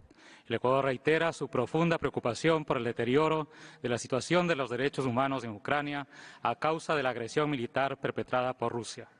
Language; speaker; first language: Spanish; native; Spanish